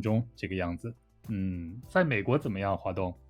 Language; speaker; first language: Chinese; native; Chinese